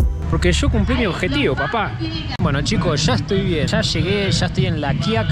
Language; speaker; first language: Spanish; native; Spanish